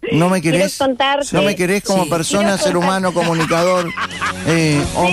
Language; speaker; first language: Spanish; native; Spanish